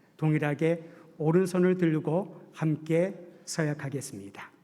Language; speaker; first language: Korean; native; Korean